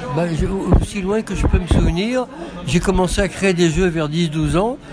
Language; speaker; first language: French; native; French